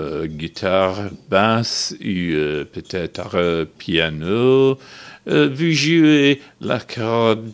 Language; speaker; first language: French; non-native, learner; English